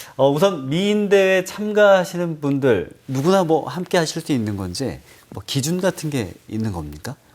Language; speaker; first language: Korean; native; Korean